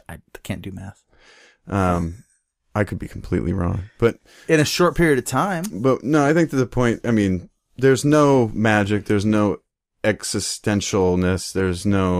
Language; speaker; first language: English; native; English